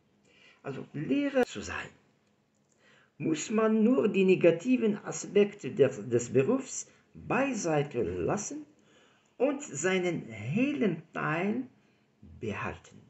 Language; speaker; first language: German; non-native, fluent; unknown